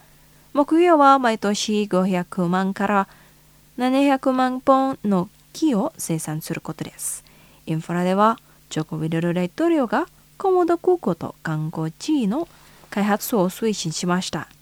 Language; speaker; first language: Japanese; non-native, fluent; Indonesian